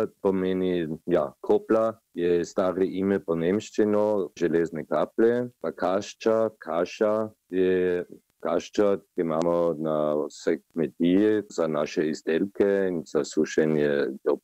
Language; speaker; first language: Slovenian; non-native, learner; German